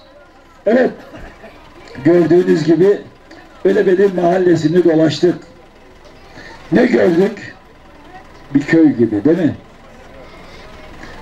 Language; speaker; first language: Turkish; native; Turkish